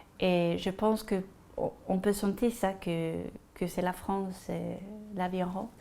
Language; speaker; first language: French; non-native, fluent; Swedish